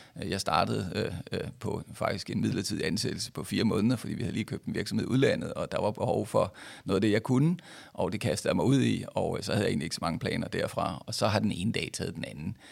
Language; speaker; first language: Danish; native; Danish